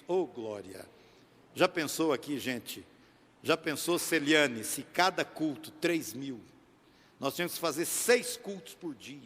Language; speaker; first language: Portuguese; native; Portuguese